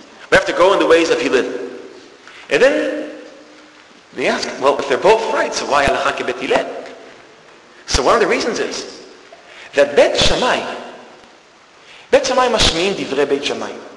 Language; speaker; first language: English; non-native, fluent; Hebrew